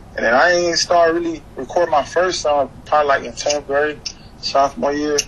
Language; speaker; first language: English; early bilingual, other home language; Haitian Creole